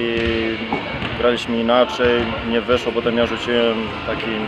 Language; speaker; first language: Polish; non-native, fluent; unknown